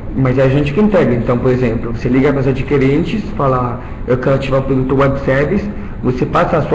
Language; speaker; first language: Portuguese; early bilingual, other home language; Italian